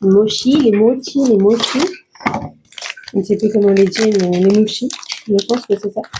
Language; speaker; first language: French; native; French